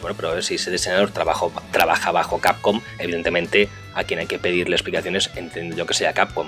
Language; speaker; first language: Spanish; native; Spanish